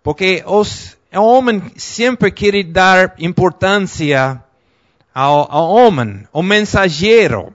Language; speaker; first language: Portuguese; non-native, fluent; Spanish